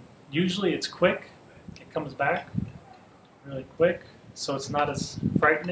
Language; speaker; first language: English; native; English